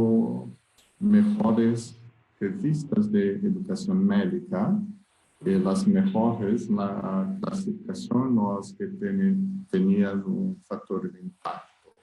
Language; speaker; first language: Spanish; non-native, learner; Portuguese